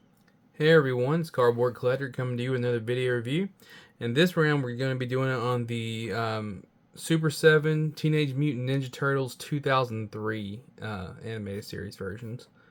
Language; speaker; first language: English; native; English